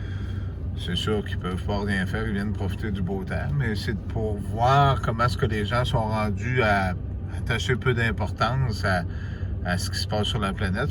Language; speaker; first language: French; native; French